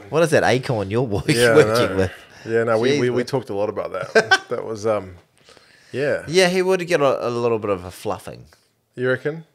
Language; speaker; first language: English; native; English